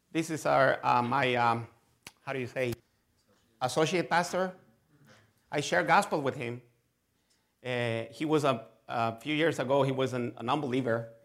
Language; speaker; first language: English; non-native, fluent; Spanish